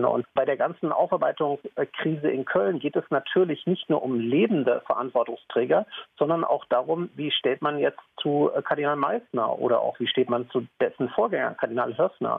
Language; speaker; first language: German; native; German